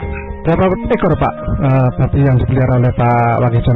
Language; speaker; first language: Indonesian; native; Indonesian